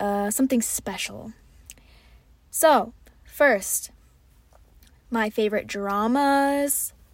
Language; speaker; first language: English; native; English